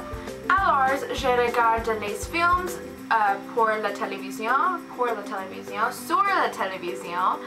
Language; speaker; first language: French; non-native, learner; English